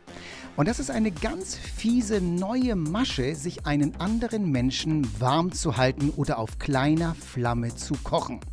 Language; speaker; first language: German; native; German